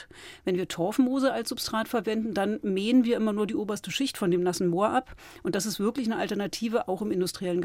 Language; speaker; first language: German; native; German